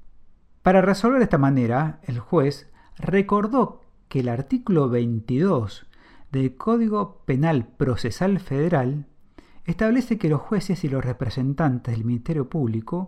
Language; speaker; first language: Spanish; native; Spanish